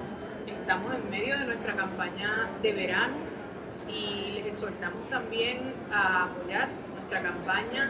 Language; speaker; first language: Spanish; native; Spanish